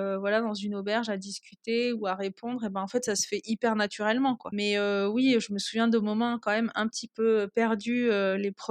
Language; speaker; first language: French; native; French